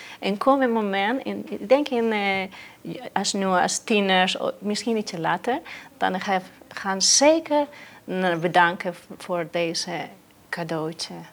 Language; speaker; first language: Dutch; non-native, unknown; Spanish